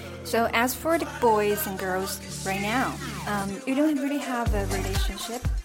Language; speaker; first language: English; non-native, fluent; Chinese